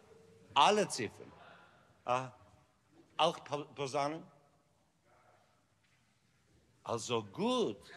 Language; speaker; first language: German; non-native, learner; English